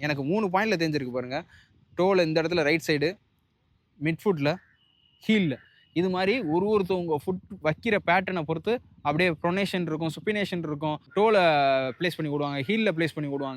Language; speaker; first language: Tamil; native; Tamil